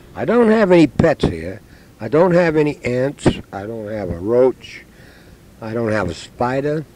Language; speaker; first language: English; native; English